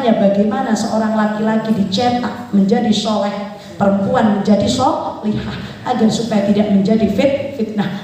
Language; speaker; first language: Indonesian; non-native, local second language; Javanese